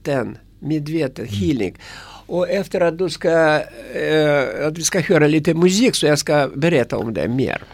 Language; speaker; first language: Swedish; non-native, fluent; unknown